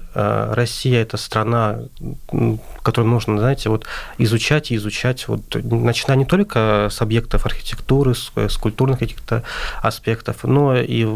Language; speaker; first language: Russian; non-native, local second language; Azerbaijani